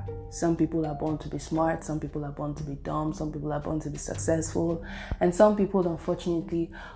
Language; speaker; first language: English; non-native, local second language; Igbo